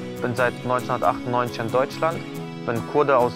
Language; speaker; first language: German; early bilingual, other home language; Kurdish